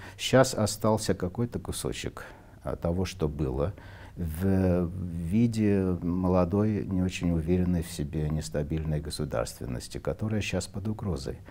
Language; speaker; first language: Russian; non-native, local second language; Armenian